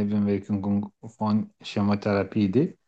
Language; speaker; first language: German; non-native, learner; Turkish